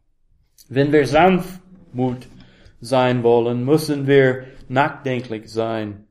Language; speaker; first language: German; non-native, learner; English